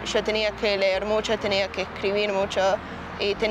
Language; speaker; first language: Spanish; early bilingual, heritage; Spanish